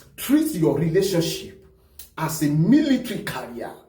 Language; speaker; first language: English; non-native, local second language; Yoruba